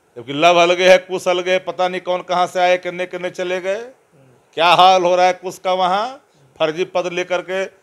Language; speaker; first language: Hindi; native; Hindi